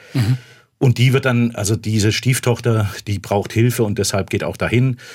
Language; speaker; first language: German; native; German